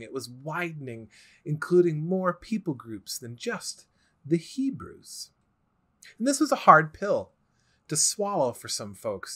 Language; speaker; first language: English; native; English